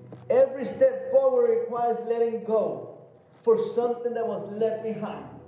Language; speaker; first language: English; non-native, learner; Spanish